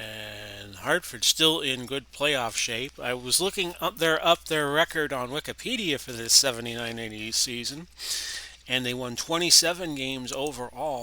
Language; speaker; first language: English; native; English